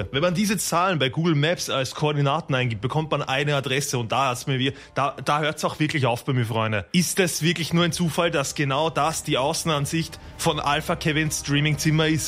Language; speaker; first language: German; native; German